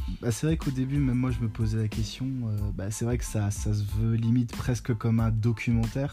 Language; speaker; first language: French; native; French